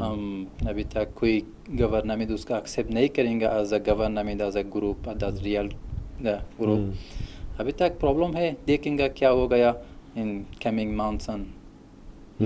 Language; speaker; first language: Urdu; non-native, learner; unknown